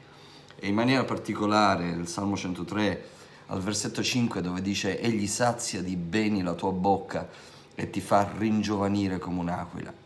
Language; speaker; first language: Italian; native; Italian